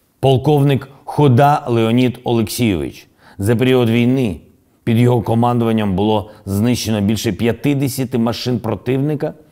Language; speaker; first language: Ukrainian; non-native, local second language; Russian